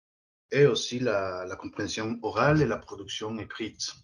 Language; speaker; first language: French; non-native, fluent; Spanish